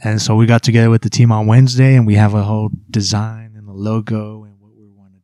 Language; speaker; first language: English; early bilingual, other home language; Spanish